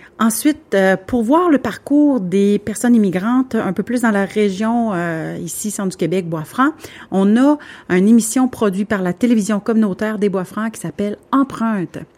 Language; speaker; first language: French; native; French